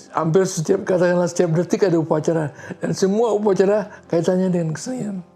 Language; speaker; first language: Indonesian; non-native, local second language; Balinese